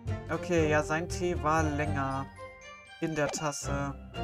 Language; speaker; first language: German; native; German